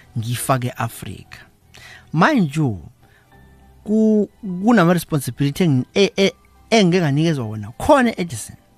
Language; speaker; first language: Zulu; native; Zulu